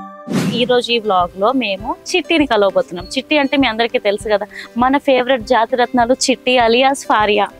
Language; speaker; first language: Telugu; native; Telugu